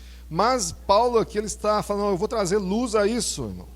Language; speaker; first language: Portuguese; native; Portuguese